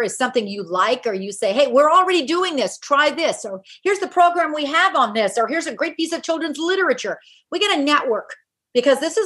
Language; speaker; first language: English; native; English